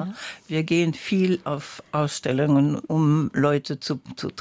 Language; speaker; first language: German; non-native, learner; French